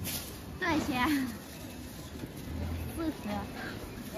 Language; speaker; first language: Chinese; non-native, fluent; Lao